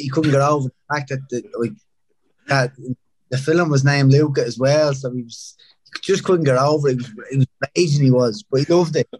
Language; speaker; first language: English; native; English